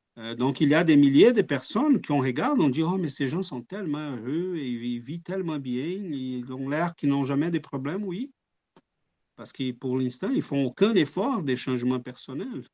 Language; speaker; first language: French; non-native, fluent; Portuguese